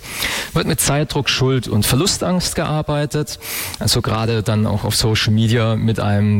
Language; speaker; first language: German; native; German